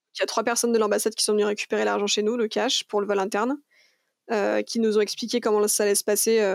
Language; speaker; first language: French; native; French